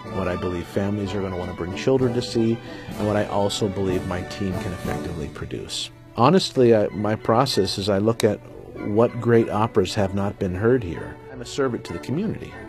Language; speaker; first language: English; native; English